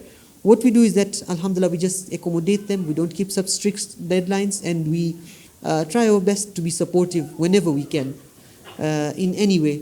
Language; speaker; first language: English; non-native, fluent; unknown